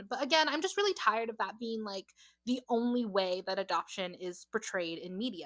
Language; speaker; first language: English; native; English